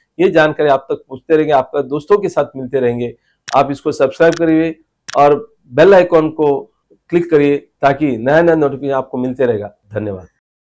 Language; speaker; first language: Hindi; non-native, local second language; Marathi